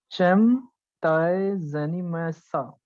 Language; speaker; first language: Russian; non-native, learner; Hindi